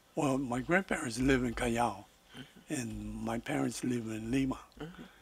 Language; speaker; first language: English; non-native, fluent; Spanish